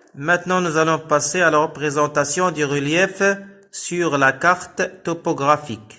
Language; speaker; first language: French; non-native, local second language; Arabic